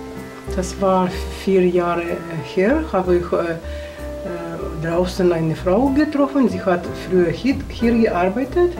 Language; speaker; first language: German; early bilingual, other home language; Russian